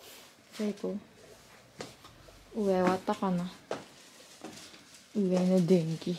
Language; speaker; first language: Japanese; non-native, learner; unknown